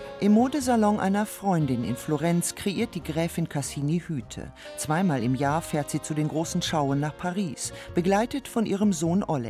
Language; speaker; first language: German; native; German